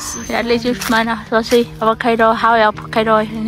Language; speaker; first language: English; non-native, learner; Vietnamese